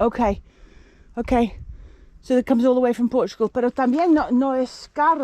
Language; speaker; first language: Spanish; non-native, learner; English